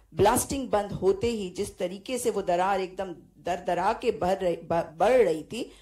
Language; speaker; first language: Hindi; native; Hindi